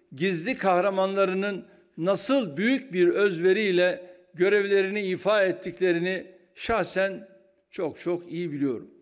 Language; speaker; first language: Turkish; native; Turkish